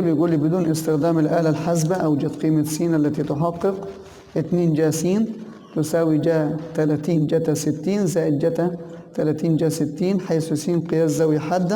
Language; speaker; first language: Arabic; native; Arabic